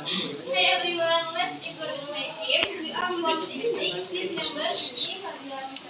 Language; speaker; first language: English; non-native, learner; Indonesian